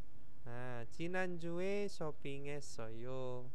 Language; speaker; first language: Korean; non-native, fluent; Indonesian